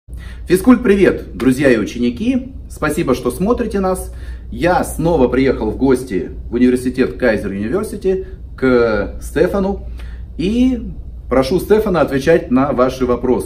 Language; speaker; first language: Russian; native; Russian